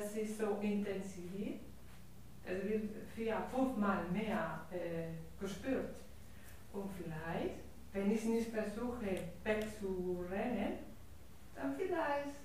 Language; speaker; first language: German; non-native, learner; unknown